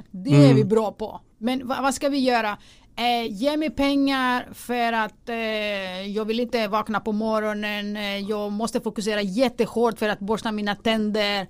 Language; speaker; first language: Swedish; non-native, fluent; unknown